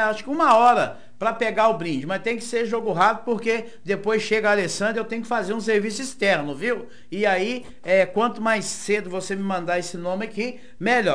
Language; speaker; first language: Portuguese; native; Portuguese